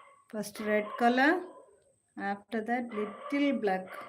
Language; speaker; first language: English; non-native, local second language; Tamil